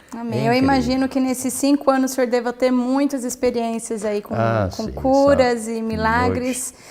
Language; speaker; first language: Portuguese; native; Portuguese